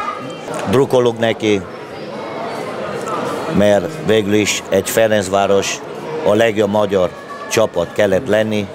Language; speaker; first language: Hungarian; non-native, fluent; Romanian